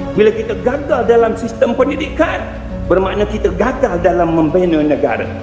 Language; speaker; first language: Malay; native; Malay